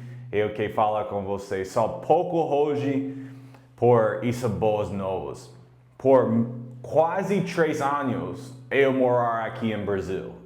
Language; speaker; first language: Portuguese; non-native, learner; English